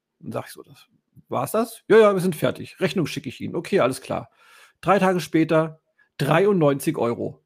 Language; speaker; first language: German; native; German